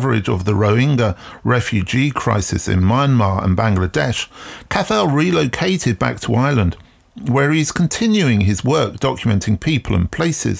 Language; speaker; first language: English; native; English